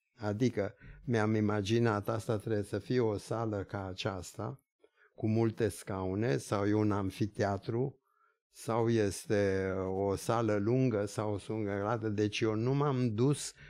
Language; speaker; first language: Romanian; early bilingual, other home language; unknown